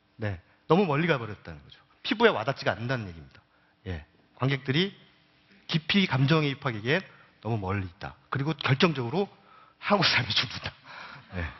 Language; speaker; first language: Korean; native; Korean